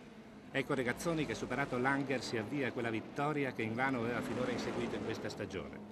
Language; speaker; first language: Italian; native; Italian